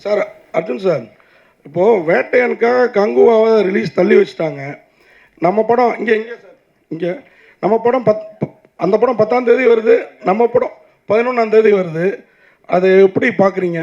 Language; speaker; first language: Tamil; native; Tamil